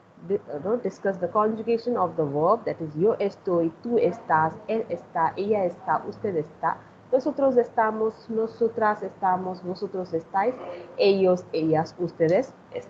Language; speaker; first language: Spanish; non-native, fluent; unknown